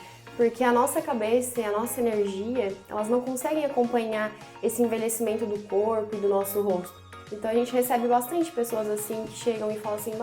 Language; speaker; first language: Portuguese; native; Portuguese